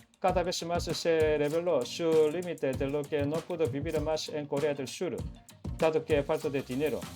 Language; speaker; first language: Spanish; non-native, learner; Korean